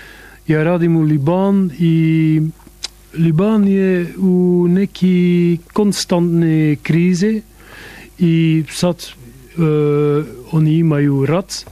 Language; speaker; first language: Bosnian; non-native, learner; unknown